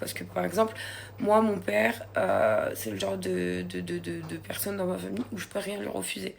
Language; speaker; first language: French; native; French